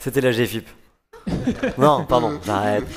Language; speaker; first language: French; native; French